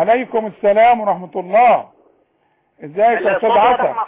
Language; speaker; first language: Arabic; native; Arabic